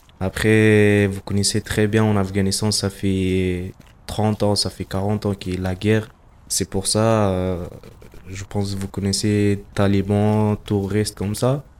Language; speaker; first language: French; non-native, learner; Persian